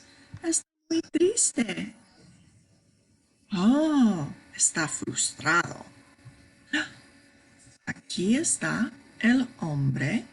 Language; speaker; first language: Spanish; non-native, fluent; English